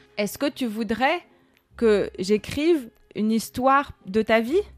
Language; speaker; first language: French; native; French